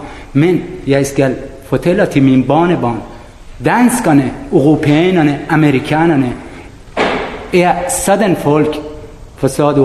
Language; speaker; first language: Danish; non-native, learner; Persian